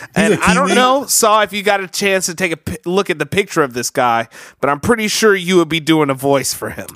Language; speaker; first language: English; early bilingual, other home language; Yoruba